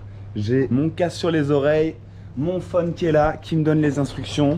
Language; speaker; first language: French; native; French